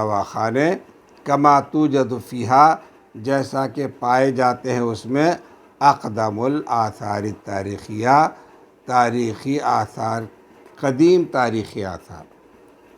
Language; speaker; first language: Urdu; native; Urdu